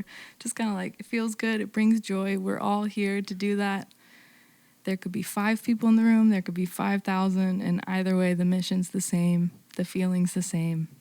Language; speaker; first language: English; native; English